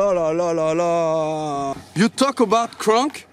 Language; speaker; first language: English; non-native, learner; French